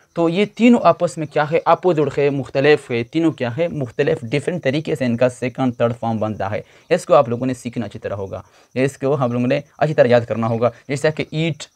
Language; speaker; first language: Urdu; non-native, local second language; Pashto